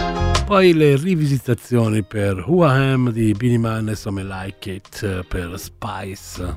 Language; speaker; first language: Italian; native; Italian